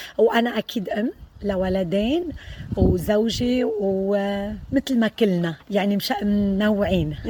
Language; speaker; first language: Arabic; native; Arabic